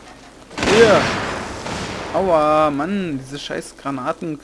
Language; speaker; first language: German; native; German